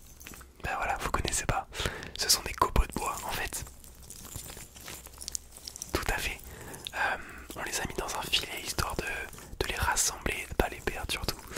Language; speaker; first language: French; native; French